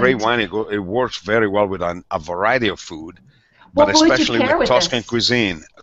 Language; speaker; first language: English; non-native, fluent; Italian